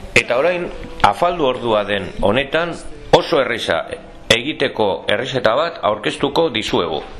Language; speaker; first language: Basque; non-native, local second language; Spanish